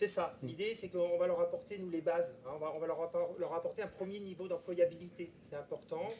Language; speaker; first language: French; native; French